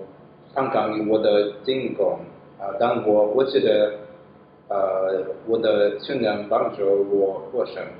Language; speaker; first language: Chinese; non-native, learner; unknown